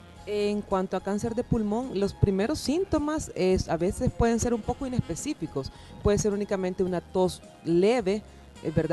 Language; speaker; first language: Spanish; native; Spanish